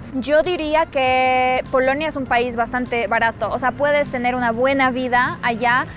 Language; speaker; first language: Spanish; non-native, fluent; Polish